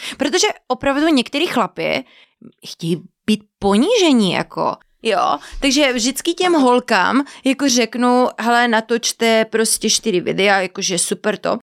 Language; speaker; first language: Czech; non-native, fluent; Spanish